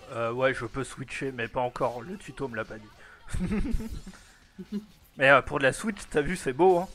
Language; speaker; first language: French; native; French